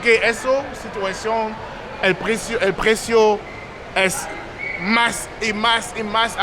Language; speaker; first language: Spanish; non-native, learner; English